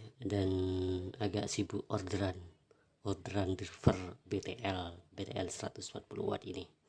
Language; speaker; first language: Indonesian; non-native, local second language; Madurese